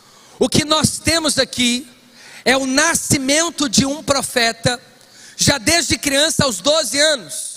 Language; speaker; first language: Portuguese; native; Portuguese